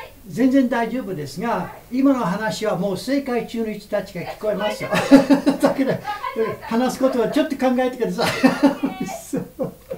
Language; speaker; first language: Japanese; non-native, fluent; English